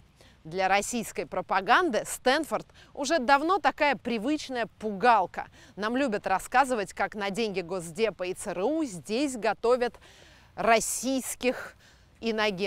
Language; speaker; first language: Russian; native; Russian